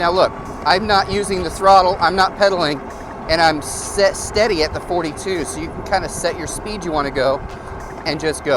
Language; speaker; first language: English; native; English